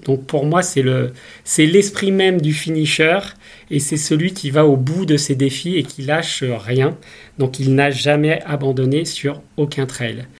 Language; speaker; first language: French; native; French